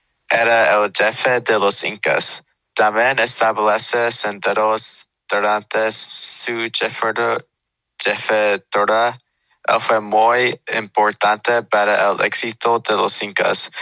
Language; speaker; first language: Spanish; non-native, learner; English